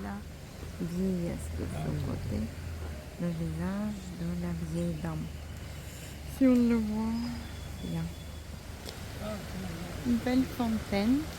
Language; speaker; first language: French; non-native, fluent; Russian